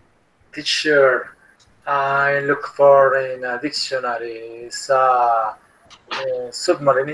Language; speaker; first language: English; non-native, learner; Spanish